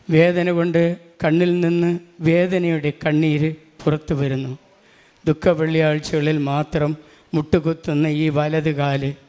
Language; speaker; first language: Malayalam; non-native, local second language; Tamil